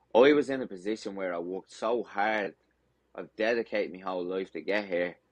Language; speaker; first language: English; native; English